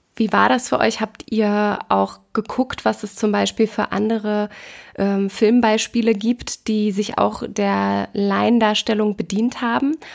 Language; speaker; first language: German; native; German